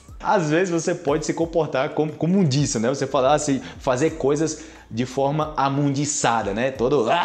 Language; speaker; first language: Portuguese; native; Portuguese